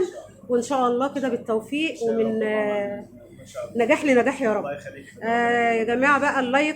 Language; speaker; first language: Arabic; native; Arabic